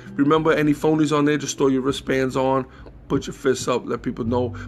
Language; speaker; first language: English; native; English